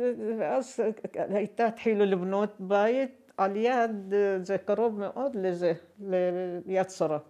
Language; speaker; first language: Hebrew; non-native, fluent; Arabic